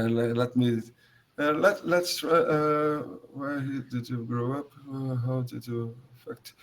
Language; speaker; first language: English; non-native, learner; Portuguese